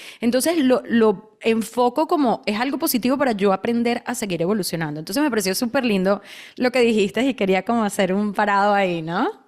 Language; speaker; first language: Spanish; native; Spanish